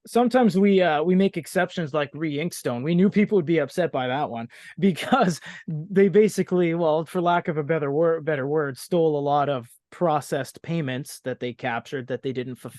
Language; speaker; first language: English; native; English